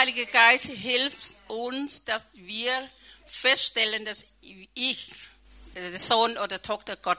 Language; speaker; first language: German; non-native, learner; Thai